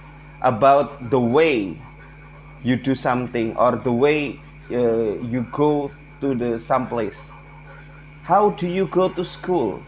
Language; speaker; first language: English; non-native, learner; Indonesian